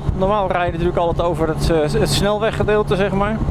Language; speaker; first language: Dutch; native; Dutch